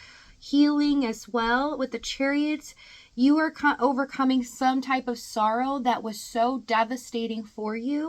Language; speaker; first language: English; native; English